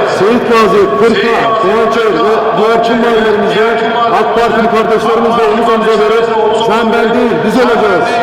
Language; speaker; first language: Turkish; native; Turkish